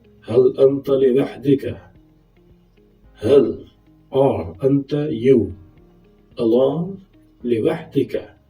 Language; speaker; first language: Arabic; non-native, fluent; Urdu